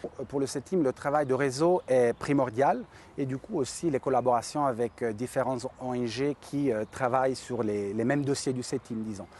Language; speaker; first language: French; native; French